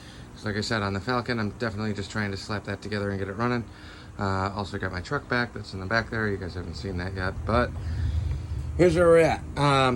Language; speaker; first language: English; native; English